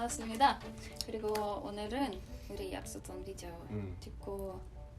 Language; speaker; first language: Korean; non-native, learner; Russian